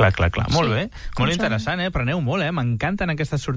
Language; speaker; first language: Catalan; native; Catalan